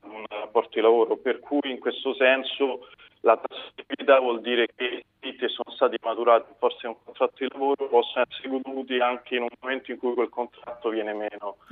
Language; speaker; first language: Italian; native; Italian